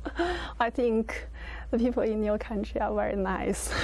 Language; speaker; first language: English; non-native, learner; Chinese